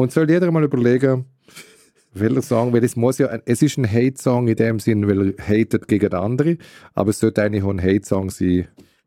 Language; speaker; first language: German; native; German